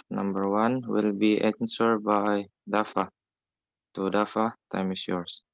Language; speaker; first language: English; non-native, learner; Indonesian